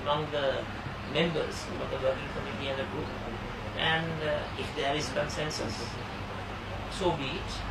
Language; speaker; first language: English; non-native, local second language; Sinhala